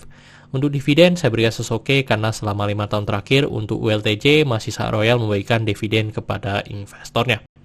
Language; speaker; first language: Indonesian; native; Indonesian